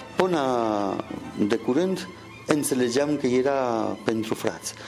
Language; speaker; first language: Romanian; non-native, fluent; Spanish